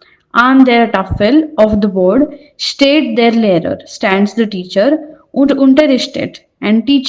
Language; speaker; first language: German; non-native, fluent; Hindi